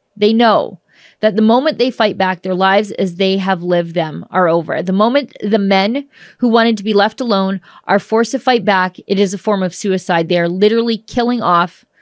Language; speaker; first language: English; native; English